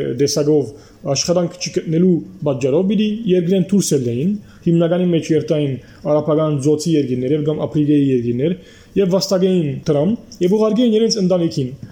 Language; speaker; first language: Armenian; early bilingual, heritage; Armenian